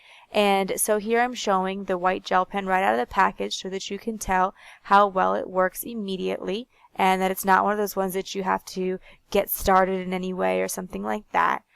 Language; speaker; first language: English; native; English